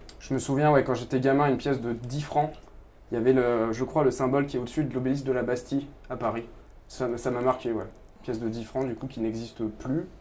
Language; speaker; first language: French; native; French